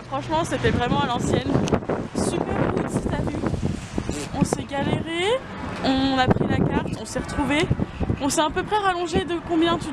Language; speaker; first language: French; native; French